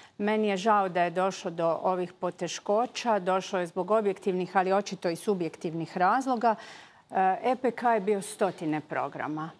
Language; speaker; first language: Croatian; native; Croatian